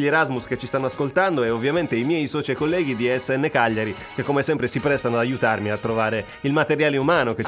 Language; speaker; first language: Italian; native; Italian